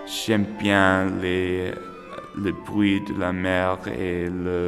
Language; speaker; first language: French; non-native, learner; English